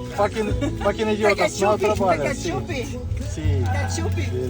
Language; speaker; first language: Portuguese; non-native, learner; Russian